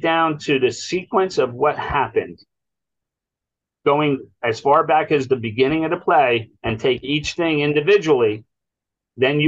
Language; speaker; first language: English; native; English